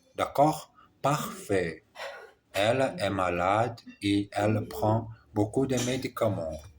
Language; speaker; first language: French; non-native, learner; Portuguese